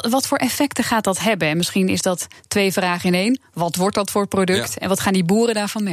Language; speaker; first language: Dutch; native; Dutch